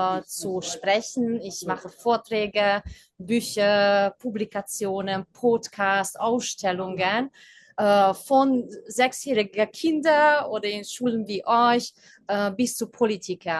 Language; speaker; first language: German; non-native, fluent; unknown